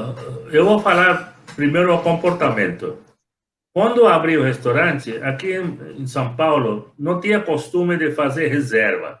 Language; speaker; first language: Portuguese; non-native, fluent; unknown